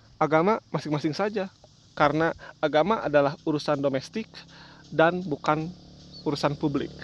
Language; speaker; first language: Indonesian; non-native, local second language; Sundanese